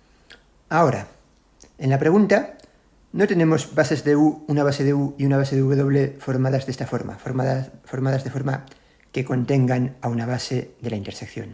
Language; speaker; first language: Spanish; native; Spanish